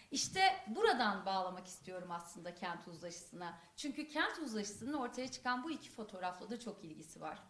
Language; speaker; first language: Turkish; non-native, local second language; Kurdish